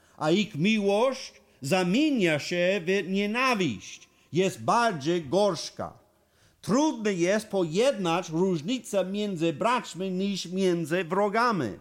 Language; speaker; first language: Polish; non-native, learner; English